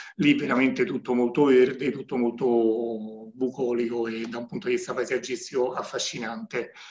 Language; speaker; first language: Italian; native; Italian